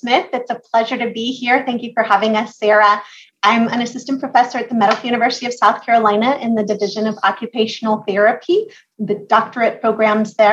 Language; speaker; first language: English; native; English